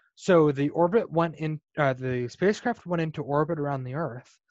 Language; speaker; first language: English; native; English